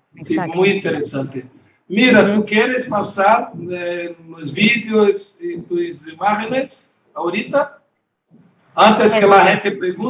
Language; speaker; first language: Spanish; non-native, learner; Portuguese